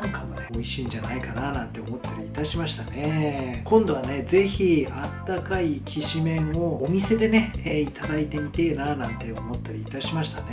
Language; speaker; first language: Japanese; native; Japanese